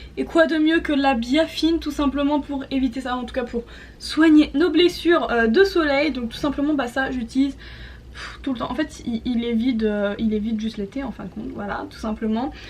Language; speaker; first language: French; native; French